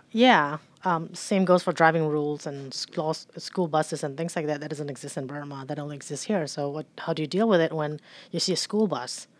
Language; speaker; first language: English; early bilingual, other home language; Burmese